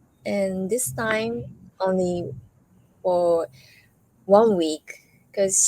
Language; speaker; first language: English; non-native, learner; Japanese